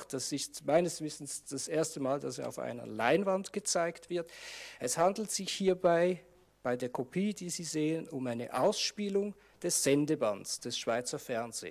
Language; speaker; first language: German; native; German